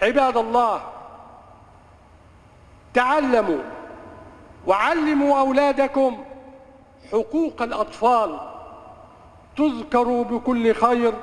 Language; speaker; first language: Arabic; native; Arabic